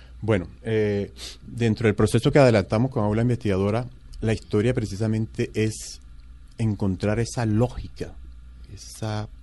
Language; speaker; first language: Spanish; native; Spanish